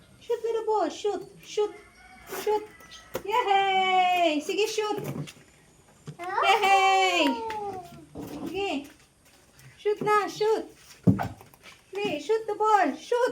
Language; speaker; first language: English; non-native, local second language; Filipino